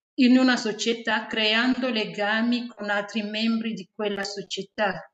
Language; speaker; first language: Italian; non-native, fluent; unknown